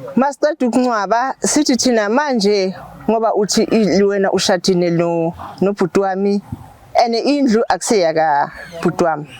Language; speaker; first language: Zulu; native; Zulu